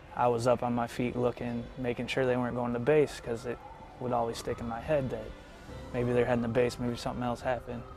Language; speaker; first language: English; native; English